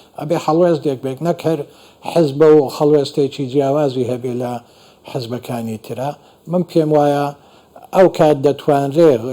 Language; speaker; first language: Central Kurdish; non-native, local second language; Assyrian Neo-Aramaic